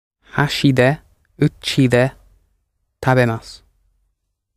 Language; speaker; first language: Japanese; non-native, learner; English